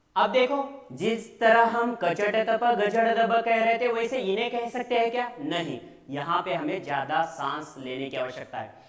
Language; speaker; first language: Hindi; non-native, local second language; Marathi